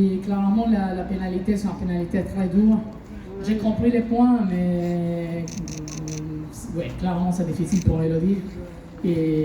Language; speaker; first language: French; non-native, learner; Italian